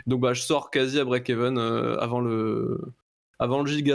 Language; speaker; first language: French; native; French